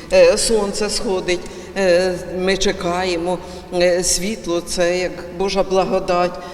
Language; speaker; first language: Ukrainian; native; Ukrainian